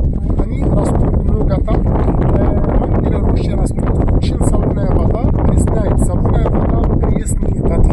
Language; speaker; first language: Russian; non-native, local second language; Arabic